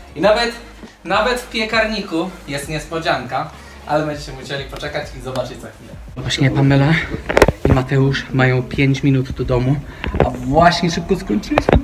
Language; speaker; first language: Polish; early bilingual, heritage; Polish